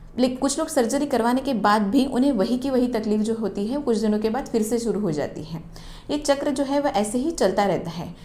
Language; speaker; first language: Hindi; non-native, local second language; Marathi